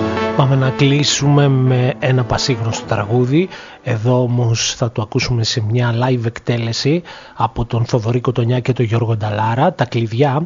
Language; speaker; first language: Greek; native; Greek